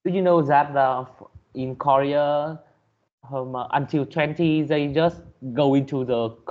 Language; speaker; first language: English; non-native, learner; Vietnamese